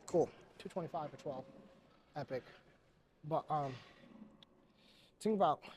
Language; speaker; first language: English; native; English